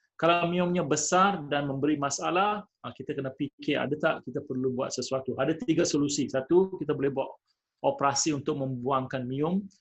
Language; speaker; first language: Malay; non-native, local second language; Tamil